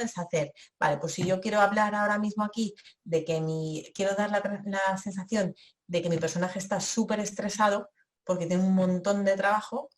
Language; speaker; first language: Spanish; native; Spanish